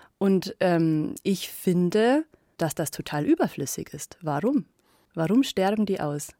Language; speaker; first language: German; native; German